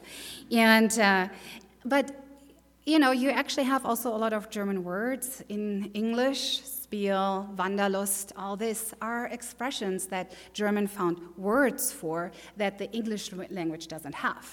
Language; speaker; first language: English; non-native, fluent; German